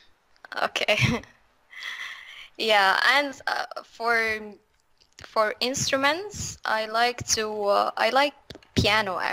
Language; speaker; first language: English; non-native, fluent; Arabic